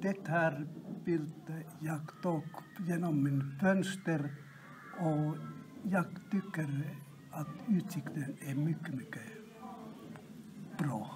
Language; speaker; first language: Swedish; non-native, learner; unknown